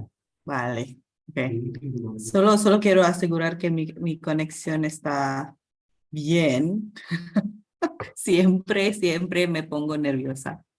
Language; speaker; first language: Spanish; non-native, fluent; Indonesian